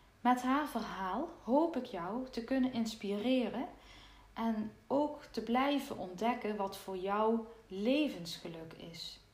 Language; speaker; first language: Dutch; native; Dutch